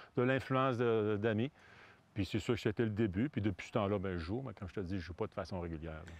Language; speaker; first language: French; native; French